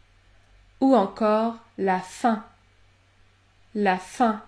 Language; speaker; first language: French; native; French